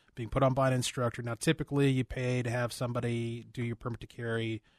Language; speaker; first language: English; native; English